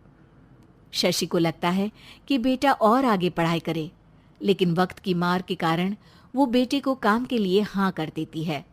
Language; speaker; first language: Hindi; native; Hindi